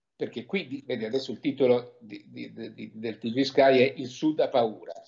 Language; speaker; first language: Italian; native; Italian